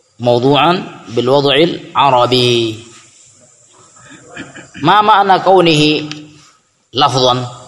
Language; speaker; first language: Arabic; non-native, fluent; Indonesian